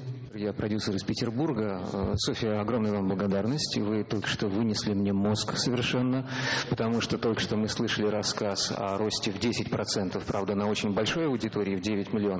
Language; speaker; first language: Russian; native; Russian